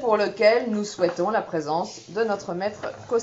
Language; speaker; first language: French; native; French